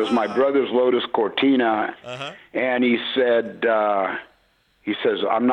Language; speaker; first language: English; native; English